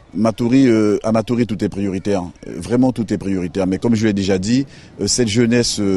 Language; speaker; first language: French; native; French